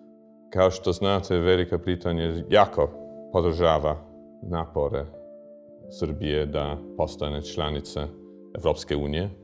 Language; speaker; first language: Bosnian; non-native, fluent; English